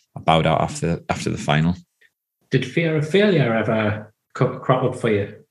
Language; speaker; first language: English; native; English